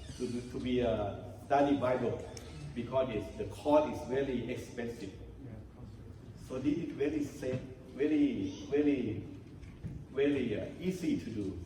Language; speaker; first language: English; non-native, learner; Thai